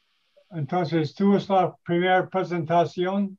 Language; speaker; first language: Spanish; non-native, learner; English